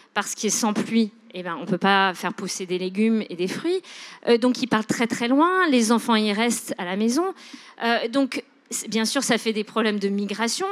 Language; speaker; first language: French; non-native, local second language; English